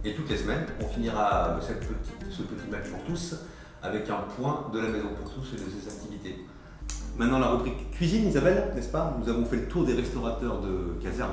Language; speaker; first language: French; native; French